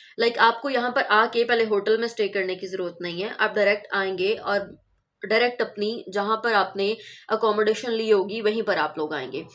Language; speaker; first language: Urdu; non-native, local second language; Punjabi